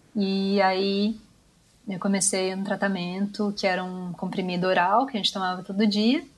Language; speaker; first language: Portuguese; native; Portuguese